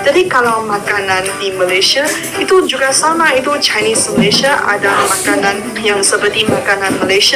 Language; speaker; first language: Indonesian; non-native, fluent; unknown